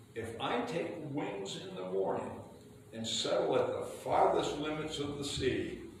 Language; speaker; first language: English; native; English